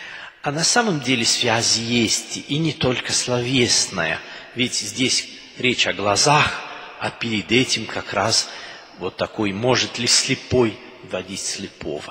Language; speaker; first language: Russian; non-native, fluent; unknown